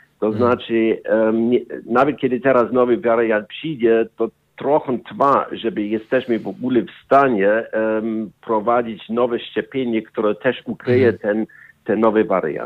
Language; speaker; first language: Polish; non-native, learner; German